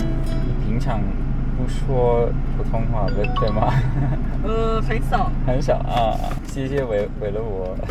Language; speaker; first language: Chinese; non-native, learner; English